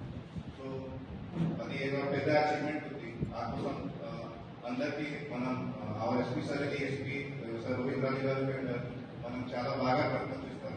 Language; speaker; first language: Telugu; non-native, learner; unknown